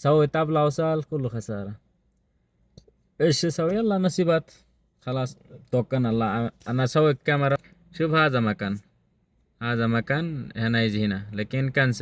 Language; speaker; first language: Arabic; non-native, learner; Bangla